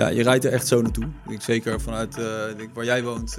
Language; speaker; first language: Dutch; native; Dutch